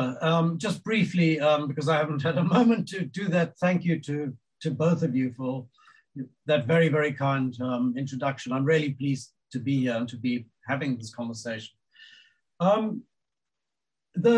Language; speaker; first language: English; native; English